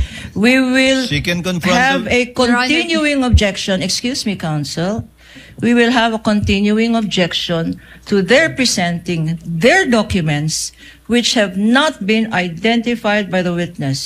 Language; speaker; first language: English; non-native, local second language; Filipino